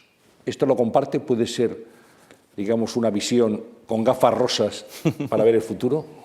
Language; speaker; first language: Spanish; native; Spanish